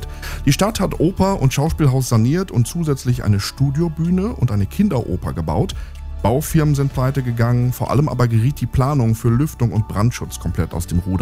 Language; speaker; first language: German; native; German